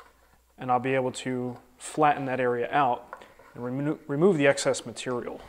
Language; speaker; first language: English; native; English